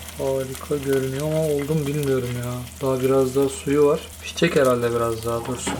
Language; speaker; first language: Turkish; native; Turkish